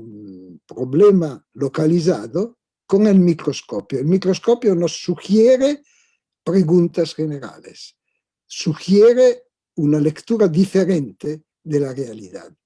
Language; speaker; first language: Spanish; non-native, fluent; Italian